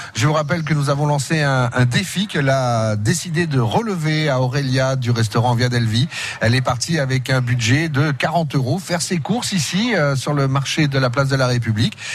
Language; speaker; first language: French; native; French